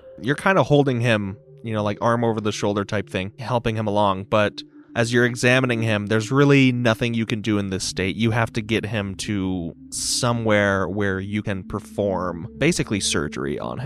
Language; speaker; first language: English; native; English